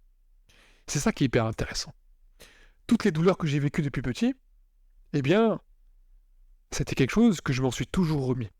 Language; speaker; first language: French; native; French